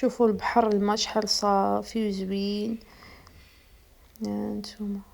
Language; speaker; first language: Arabic; native; Arabic